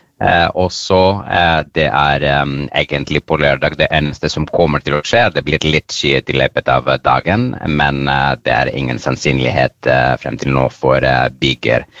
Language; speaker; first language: Norwegian; native; Norwegian